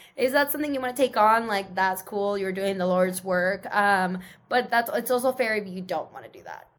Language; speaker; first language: English; early bilingual, other home language; Spanish